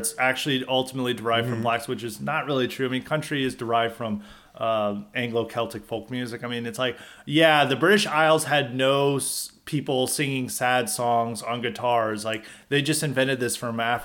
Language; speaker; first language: English; native; English